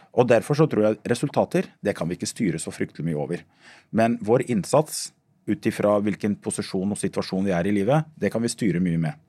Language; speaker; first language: Norwegian; early bilingual, other home language; Arabic